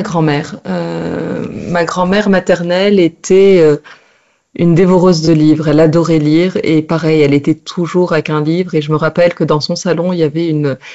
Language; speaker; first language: French; non-native, local second language; Arabic